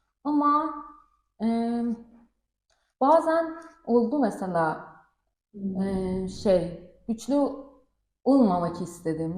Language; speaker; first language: Turkish; non-native, learner; Persian